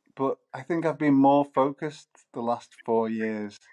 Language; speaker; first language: English; native; English